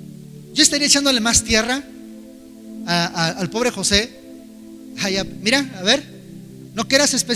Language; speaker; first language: Spanish; native; Spanish